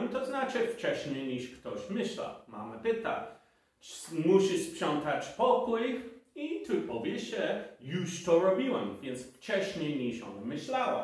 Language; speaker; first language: Polish; non-native, fluent; English